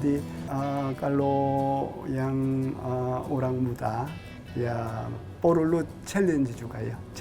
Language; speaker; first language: Indonesian; non-native, learner; Korean